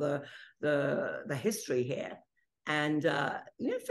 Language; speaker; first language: English; non-native, local second language; Italian